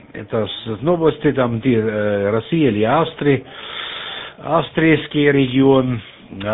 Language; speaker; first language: Russian; non-native, learner; German